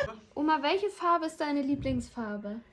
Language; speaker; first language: German; native; German